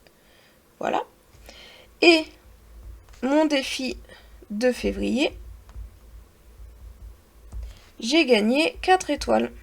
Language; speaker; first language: French; native; French